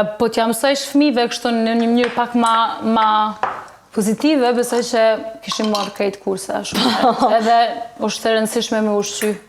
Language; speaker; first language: Albanian; early bilingual, heritage; Albanian